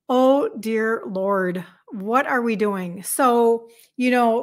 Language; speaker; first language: English; native; English